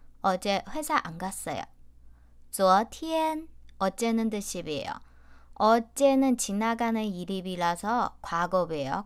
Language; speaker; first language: Korean; non-native, fluent; Chinese